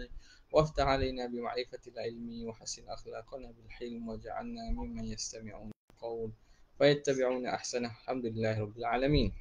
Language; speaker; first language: Arabic; non-native, fluent; Malay